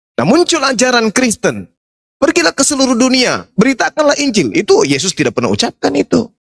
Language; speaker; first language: Indonesian; native; Indonesian